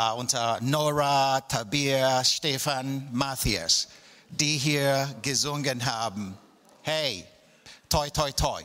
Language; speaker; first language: German; non-native, fluent; Igbo